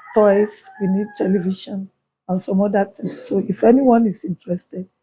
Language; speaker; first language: English; non-native, local second language; Yoruba